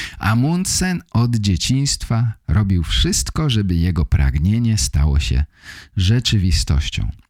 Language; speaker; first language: Polish; native; Polish